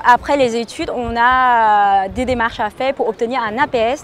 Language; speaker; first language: French; non-native, fluent; Vietnamese